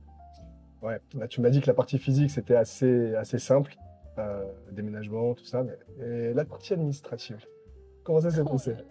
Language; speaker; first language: French; native; French